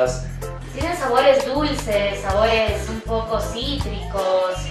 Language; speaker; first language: Spanish; native; Spanish